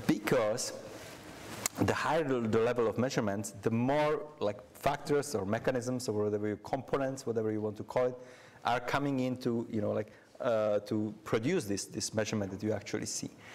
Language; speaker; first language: English; non-native, fluent; Czech